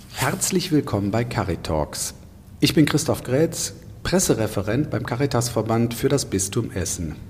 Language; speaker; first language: German; native; German